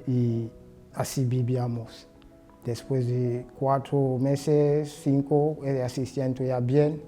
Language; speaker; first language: Spanish; non-native, learner; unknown